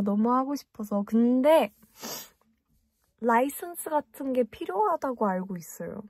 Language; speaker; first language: Korean; early bilingual, heritage; English